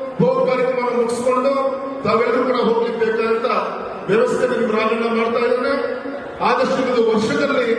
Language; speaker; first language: Kannada; non-native, local second language; Lambadi